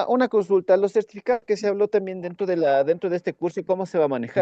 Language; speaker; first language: Spanish; native; Spanish